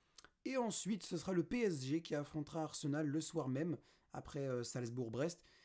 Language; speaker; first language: French; native; French